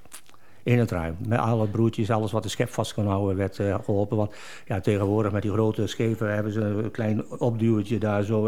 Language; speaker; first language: Dutch; native; Dutch